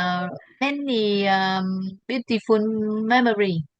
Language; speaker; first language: English; non-native, learner; Vietnamese